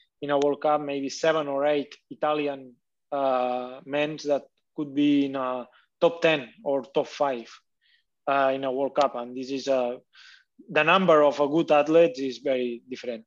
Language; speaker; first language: English; non-native, learner; Catalan